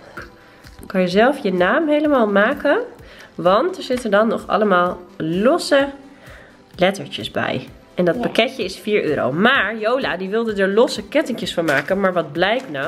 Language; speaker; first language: Dutch; native; Dutch